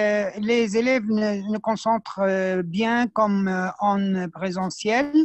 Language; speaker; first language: French; non-native, fluent; Arabic